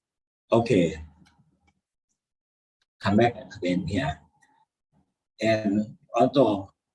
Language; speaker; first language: English; non-native, learner; Thai